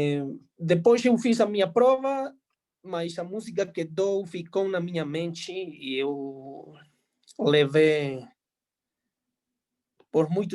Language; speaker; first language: Portuguese; non-native, fluent; Spanish